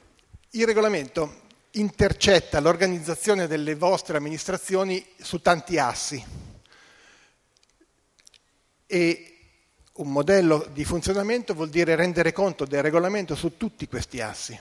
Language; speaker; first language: Italian; native; Italian